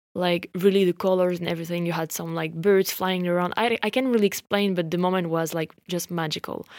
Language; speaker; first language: English; non-native, fluent; French